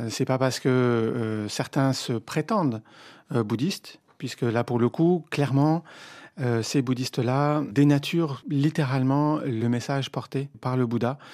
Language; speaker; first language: French; native; French